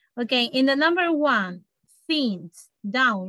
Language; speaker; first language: English; non-native, learner; Spanish